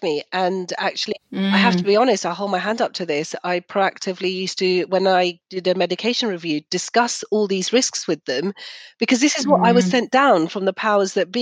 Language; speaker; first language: English; early bilingual, other home language; Punjabi